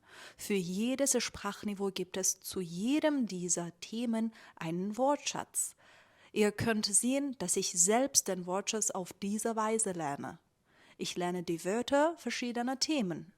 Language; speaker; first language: German; non-native, fluent; Persian